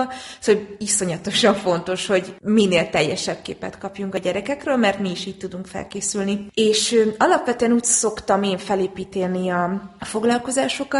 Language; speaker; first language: Hungarian; native; Hungarian